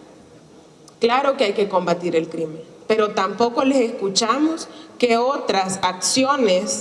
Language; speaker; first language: Spanish; native; Spanish